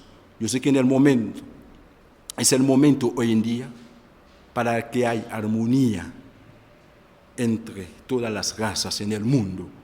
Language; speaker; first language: Spanish; non-native, fluent; Haitian Creole